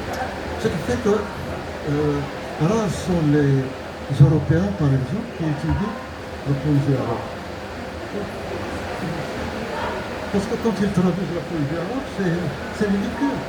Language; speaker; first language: French; non-native, local second language; Arabic